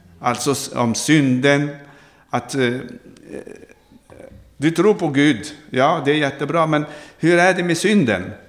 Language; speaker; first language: Swedish; non-native, fluent; Arabic